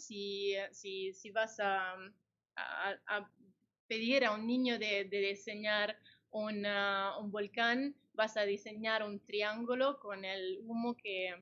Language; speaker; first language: Spanish; non-native, fluent; Italian